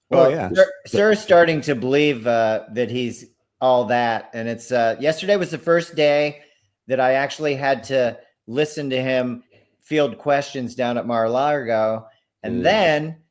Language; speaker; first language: English; native; English